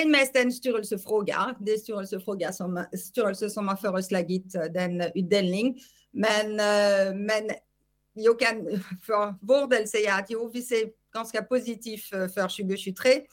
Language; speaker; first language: Swedish; non-native, fluent; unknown